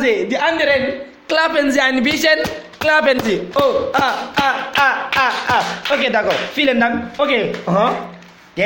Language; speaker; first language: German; non-native, learner; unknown